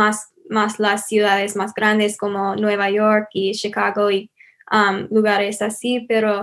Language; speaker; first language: Spanish; non-native, learner; English